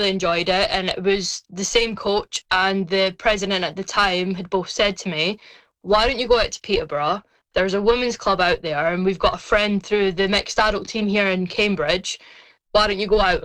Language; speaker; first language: English; native; English